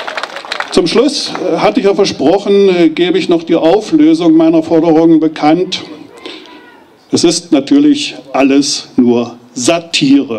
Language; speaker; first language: German; native; German